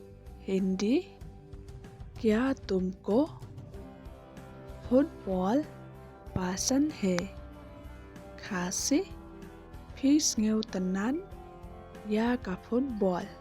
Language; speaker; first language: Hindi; non-native, local second language; Khasi